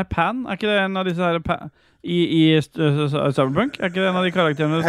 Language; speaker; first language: Norwegian; native; Norwegian